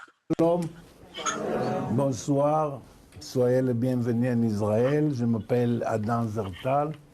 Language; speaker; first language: French; non-native, fluent; Hebrew